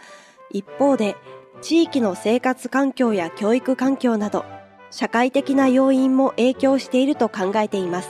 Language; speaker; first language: Japanese; native; Japanese